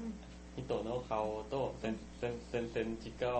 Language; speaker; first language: Japanese; non-native, learner; Thai